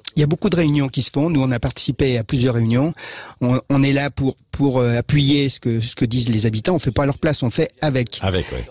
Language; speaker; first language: French; native; French